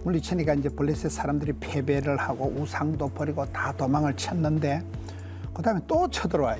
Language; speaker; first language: Korean; native; Korean